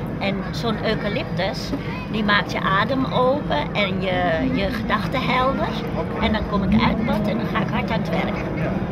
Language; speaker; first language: Dutch; native; Dutch